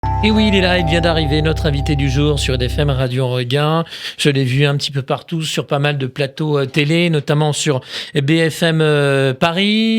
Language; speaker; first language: French; native; French